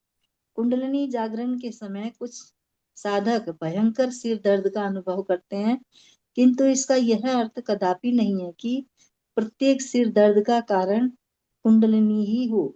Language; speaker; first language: Hindi; native; Hindi